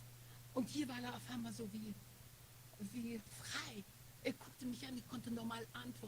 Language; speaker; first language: German; non-native, fluent; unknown